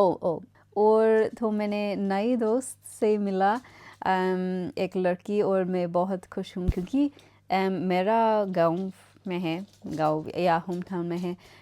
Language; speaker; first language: Hindi; non-native, learner; English